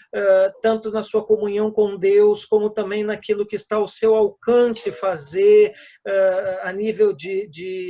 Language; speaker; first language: Portuguese; native; Portuguese